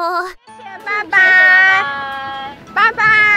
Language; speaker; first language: Chinese; native; Chinese